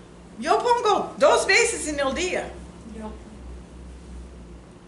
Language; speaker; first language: Spanish; non-native, learner; English